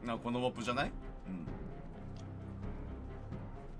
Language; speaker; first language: Japanese; native; Japanese